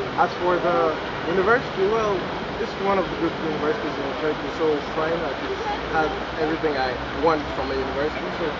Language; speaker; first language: English; non-native, fluent; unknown